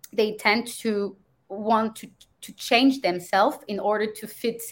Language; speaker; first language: English; non-native, fluent; French